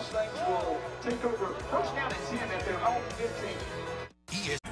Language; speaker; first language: English; native; English